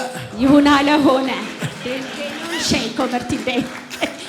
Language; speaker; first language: Swedish; non-native, learner; Amharic